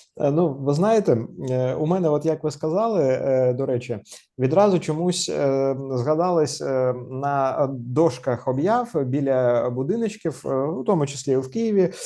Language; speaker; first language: Ukrainian; non-native, local second language; Russian